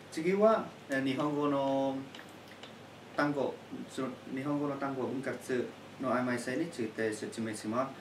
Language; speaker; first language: Japanese; non-native, learner; Chinese